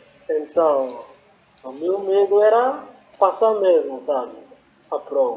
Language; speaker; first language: Portuguese; non-native, fluent; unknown